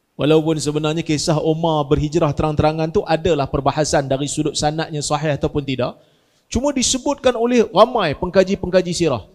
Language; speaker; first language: Malay; native; Malay